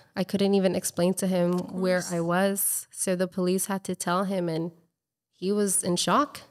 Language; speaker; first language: English; native; English